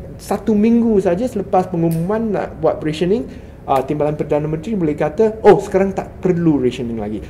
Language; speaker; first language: Malay; non-native, local second language; Chinese